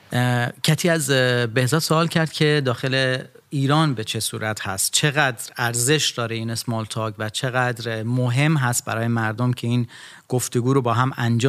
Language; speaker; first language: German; non-native, learner; Persian